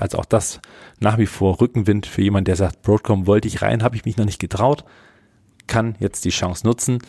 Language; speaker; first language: German; native; German